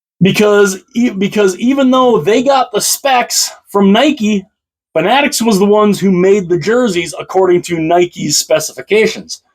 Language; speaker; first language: English; native; English